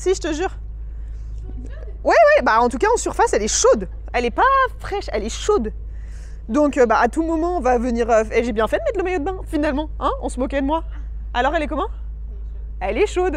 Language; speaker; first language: French; native; French